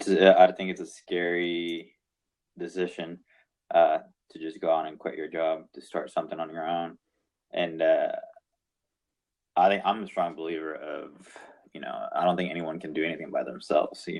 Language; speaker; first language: English; non-native, local second language; Spanish